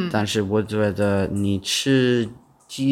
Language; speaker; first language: Chinese; non-native, learner; English